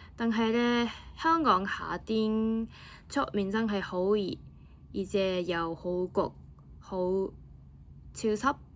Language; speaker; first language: Cantonese; non-native, fluent; Japanese